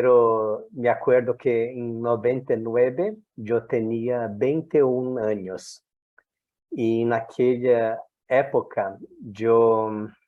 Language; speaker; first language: Spanish; non-native, fluent; Portuguese